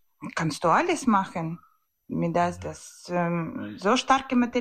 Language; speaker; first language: German; non-native, learner; Ukrainian